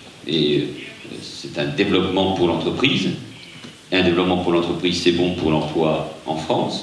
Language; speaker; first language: French; native; French